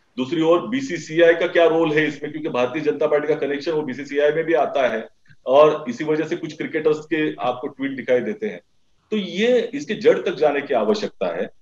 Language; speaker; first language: Hindi; non-native, local second language; Marathi